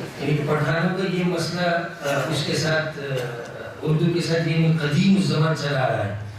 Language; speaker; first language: Urdu; non-native, local second language; Pashto